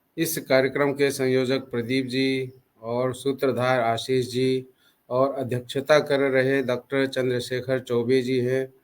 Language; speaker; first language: Hindi; non-native, local second language; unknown